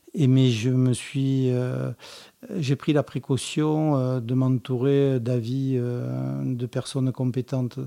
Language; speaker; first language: French; native; French